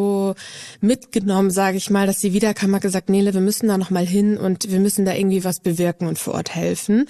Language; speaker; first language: German; native; German